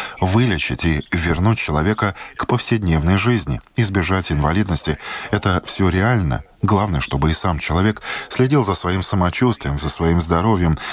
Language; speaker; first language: Russian; non-native, local second language; Latvian